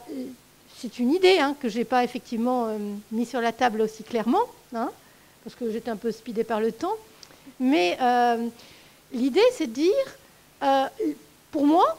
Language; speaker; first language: French; native; French